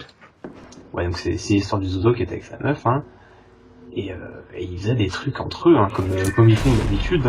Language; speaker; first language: French; native; French